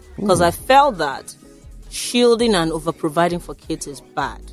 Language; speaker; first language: English; non-native, local second language; Yoruba